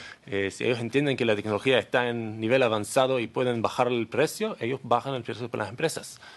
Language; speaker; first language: Spanish; non-native, learner; Hebrew